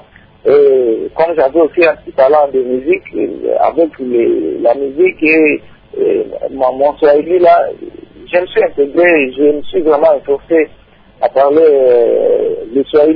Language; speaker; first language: French; non-native, local second language; Swahili